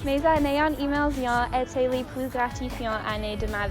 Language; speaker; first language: French; non-native, local second language; English